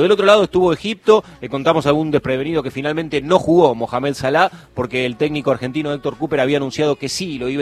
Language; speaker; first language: Spanish; native; Spanish